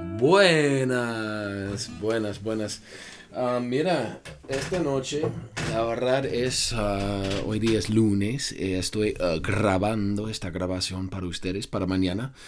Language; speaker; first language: Spanish; non-native, fluent; English